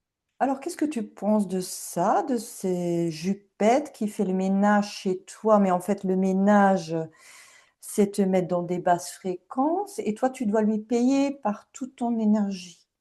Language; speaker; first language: French; native; French